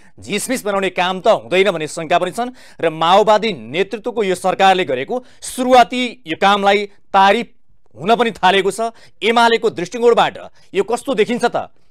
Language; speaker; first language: Nepali; native; Nepali